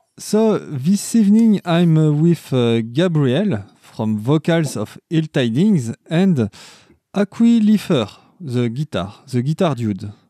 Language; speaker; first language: English; non-native, learner; French